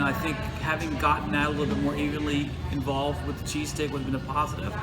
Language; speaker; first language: English; native; English